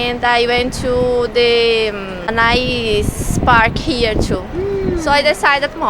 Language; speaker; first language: English; non-native, learner; Portuguese